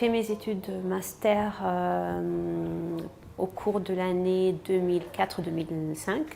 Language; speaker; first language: French; non-native, fluent; Arabic